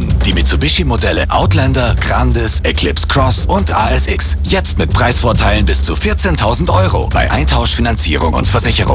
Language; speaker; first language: German; native; German